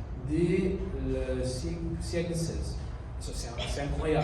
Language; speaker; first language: French; non-native, fluent; Portuguese